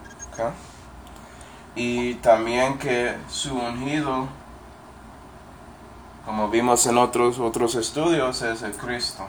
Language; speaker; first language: Spanish; non-native, fluent; English